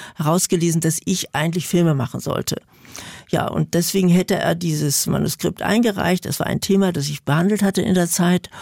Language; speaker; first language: German; native; German